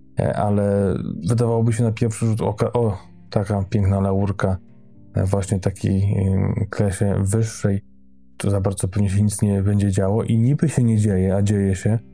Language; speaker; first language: Polish; native; Polish